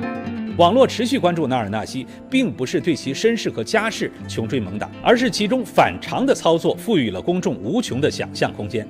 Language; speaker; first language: Chinese; native; Chinese